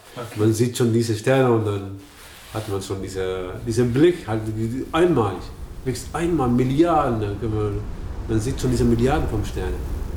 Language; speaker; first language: German; early bilingual, other home language; Arabic